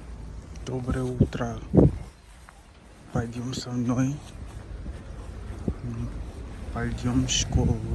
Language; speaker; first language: Russian; non-native, learner; English